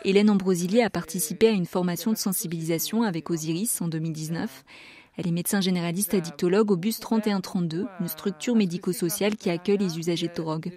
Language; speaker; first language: French; native; French